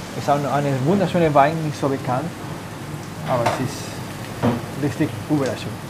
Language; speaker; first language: German; non-native, learner; Spanish